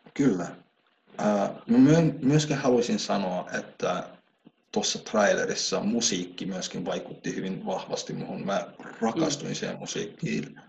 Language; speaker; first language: Finnish; early bilingual, other home language; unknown